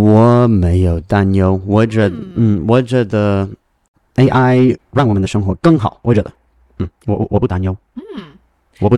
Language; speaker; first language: Chinese; non-native, learner; English